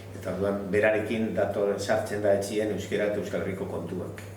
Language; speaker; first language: Basque; non-native, local second language; Spanish